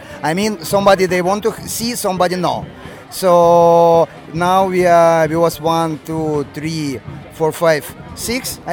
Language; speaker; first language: English; non-native, learner; Russian